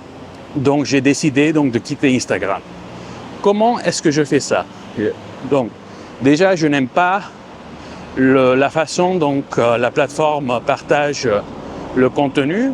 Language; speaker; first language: French; non-native, fluent; Spanish